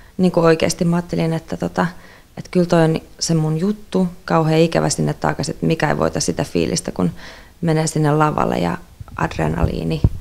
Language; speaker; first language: Finnish; early bilingual, other home language; Russian